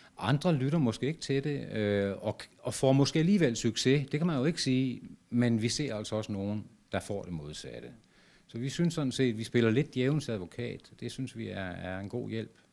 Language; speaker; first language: Danish; native; Danish